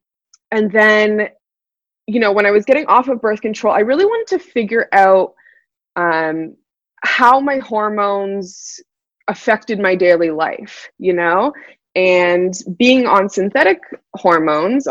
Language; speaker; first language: English; native; English